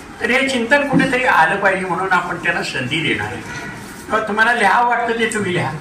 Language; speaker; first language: Marathi; native; Marathi